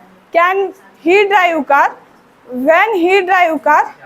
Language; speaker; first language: English; non-native, learner; Marathi